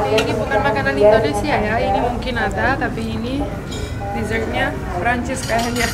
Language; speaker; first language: Indonesian; non-native, fluent; Romanian